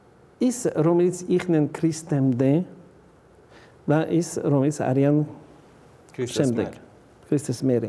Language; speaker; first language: Georgian; non-native, learner; French